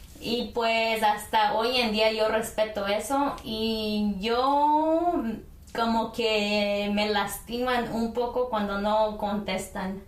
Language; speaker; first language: Spanish; early bilingual, heritage; Spanish